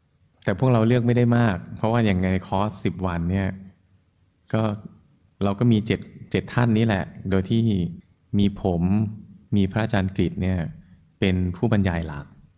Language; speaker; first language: Thai; native; Thai